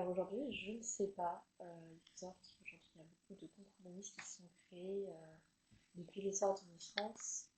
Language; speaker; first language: French; native; French